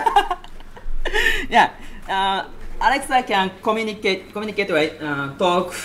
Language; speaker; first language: English; non-native, learner; Japanese